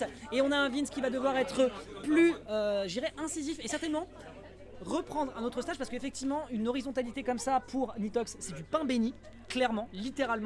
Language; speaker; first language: French; native; French